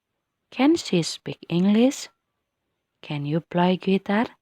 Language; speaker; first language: English; non-native, fluent; Indonesian